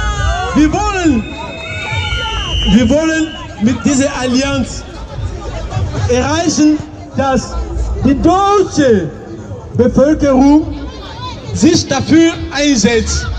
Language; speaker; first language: German; non-native, fluent; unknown